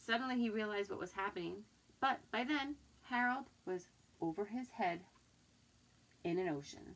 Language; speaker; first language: English; native; English